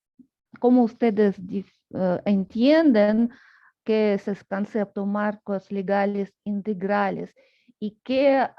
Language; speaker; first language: Spanish; non-native, fluent; Russian